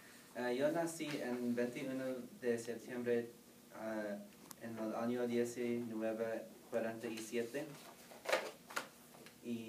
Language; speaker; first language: Spanish; non-native, learner; English